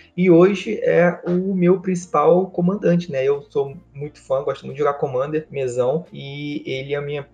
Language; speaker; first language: Portuguese; native; Portuguese